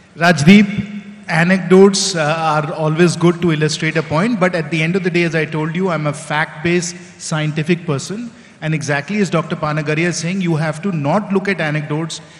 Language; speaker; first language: English; non-native, local second language; Hindi